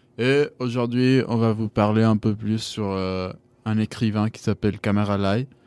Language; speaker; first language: French; non-native, fluent; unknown